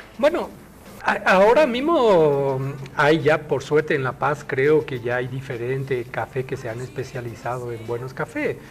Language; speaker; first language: Spanish; early bilingual, other home language; French